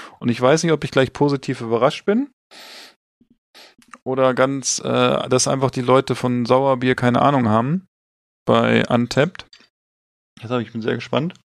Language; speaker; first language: German; native; German